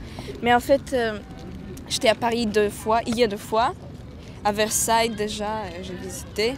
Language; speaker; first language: French; non-native, fluent; Latvian